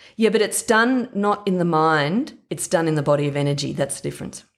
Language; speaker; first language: English; native; English